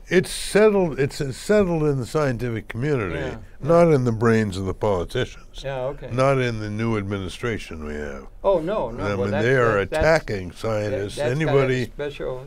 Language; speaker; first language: English; native; English